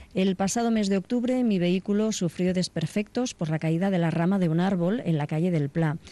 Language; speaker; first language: Spanish; non-native, local second language; Catalan